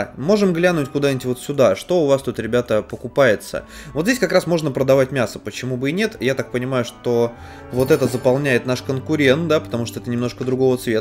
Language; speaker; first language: Russian; native; Russian